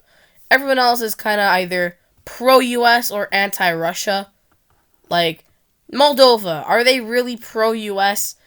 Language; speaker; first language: English; non-native, fluent; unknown